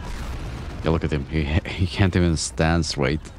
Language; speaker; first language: English; native; English